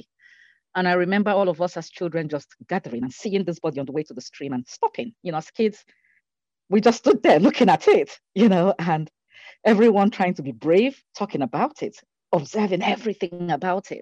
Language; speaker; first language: English; non-native, local second language; Igbo